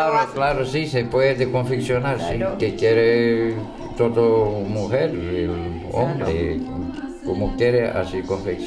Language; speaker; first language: Spanish; non-native, learner; Romanian